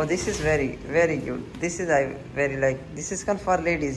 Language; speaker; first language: English; non-native, learner; Urdu